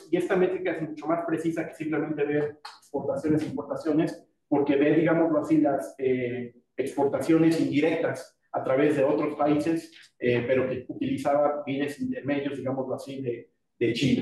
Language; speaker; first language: Spanish; native; Spanish